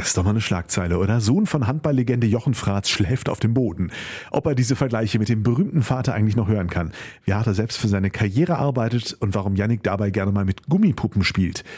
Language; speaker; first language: German; native; German